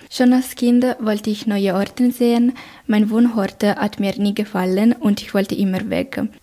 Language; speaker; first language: German; non-native, fluent; Italian